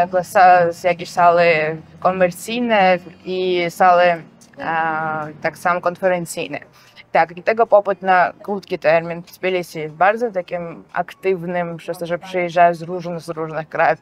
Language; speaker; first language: Polish; non-native, fluent; Georgian